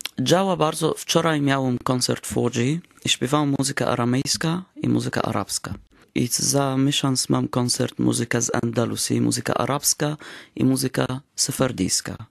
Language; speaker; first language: Polish; non-native, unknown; Arabic